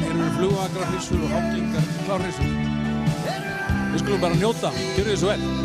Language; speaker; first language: Icelandic; native; Icelandic